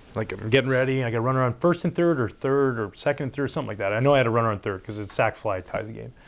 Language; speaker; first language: English; native; English